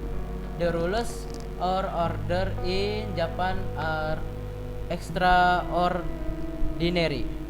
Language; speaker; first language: English; non-native, learner; Indonesian